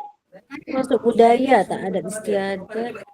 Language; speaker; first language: Malay; native; Malay